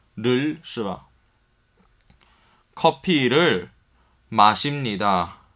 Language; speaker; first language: Korean; non-native, fluent; Chinese